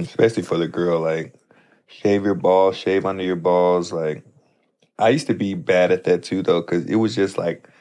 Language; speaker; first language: English; native; English